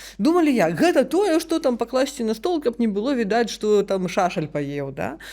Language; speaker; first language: Belarusian; non-native, local second language; Russian